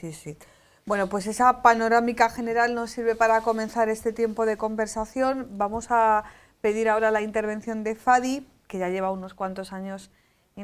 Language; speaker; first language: Spanish; native; Spanish